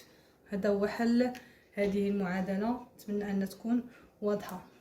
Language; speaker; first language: Arabic; native; Arabic